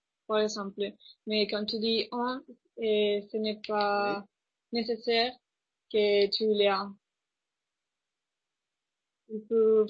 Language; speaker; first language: French; non-native, learner; Spanish